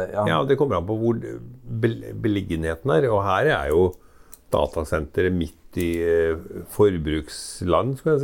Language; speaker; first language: Norwegian; native; Norwegian